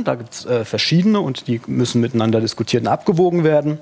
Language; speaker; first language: German; native; German